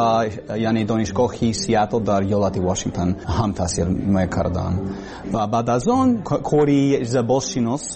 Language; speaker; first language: Persian; non-native, learner; English